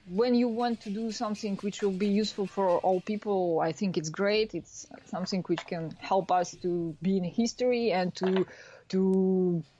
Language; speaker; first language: English; non-native, learner; Russian